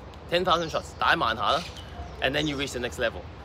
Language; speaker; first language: English; non-native, local second language; Cantonese